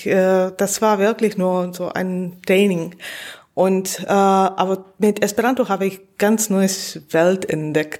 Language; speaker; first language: German; non-native, fluent; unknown